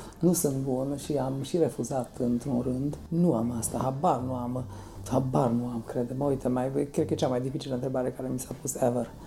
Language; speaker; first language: Romanian; native; Romanian